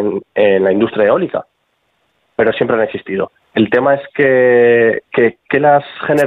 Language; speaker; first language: Spanish; native; Spanish